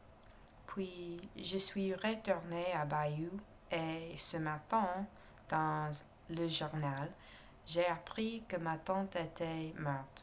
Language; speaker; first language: French; non-native, learner; English